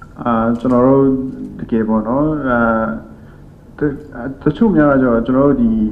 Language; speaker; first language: Burmese; non-native, local second language; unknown